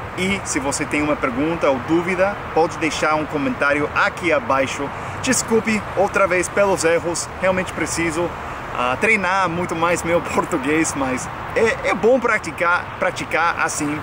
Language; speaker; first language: Portuguese; non-native, fluent; English